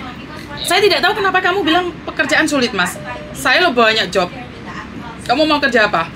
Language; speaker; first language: Indonesian; non-native, local second language; Javanese